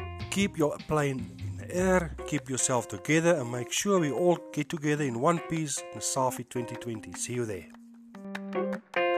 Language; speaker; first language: English; non-native, local second language; Afrikaans